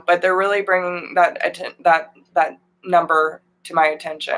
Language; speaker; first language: English; native; English